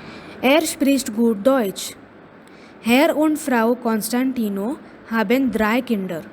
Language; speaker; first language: German; non-native, fluent; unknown